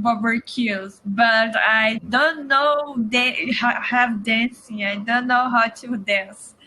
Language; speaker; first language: English; non-native, learner; Portuguese